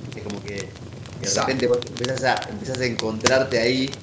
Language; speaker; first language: Spanish; native; Spanish